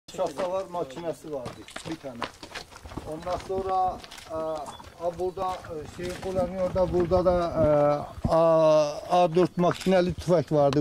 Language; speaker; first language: Turkish; non-native, local second language; Kurdish